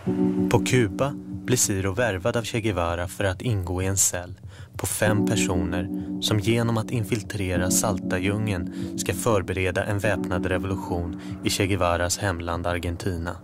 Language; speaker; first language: Swedish; native; Swedish